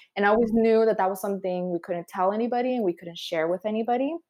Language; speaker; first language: English; early bilingual, other home language; Spanish